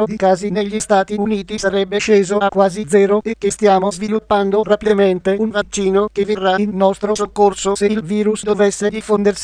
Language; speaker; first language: Italian; native; Italian